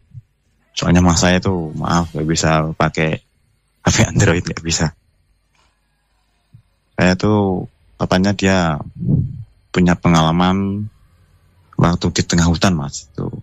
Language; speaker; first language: Indonesian; non-native, local second language; Javanese